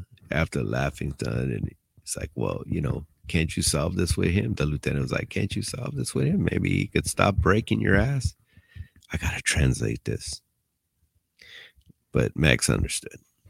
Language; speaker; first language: English; early bilingual, other home language; Spanish